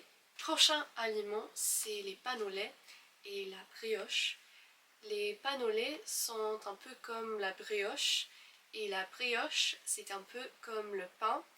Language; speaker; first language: French; non-native, fluent; English